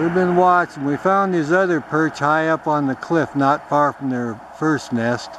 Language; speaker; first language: English; native; English